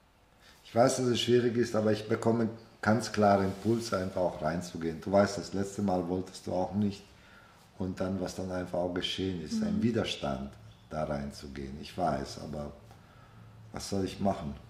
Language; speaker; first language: German; non-native, fluent; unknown